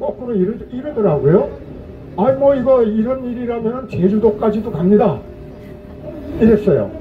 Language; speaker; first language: Korean; native; Korean